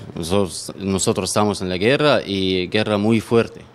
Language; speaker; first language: Spanish; non-native, fluent; Arabic